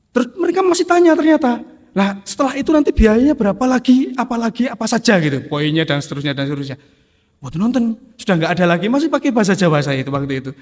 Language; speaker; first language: Indonesian; non-native, local second language; Javanese